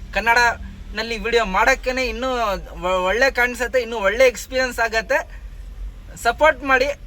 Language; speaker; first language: Kannada; non-native, local second language; Urdu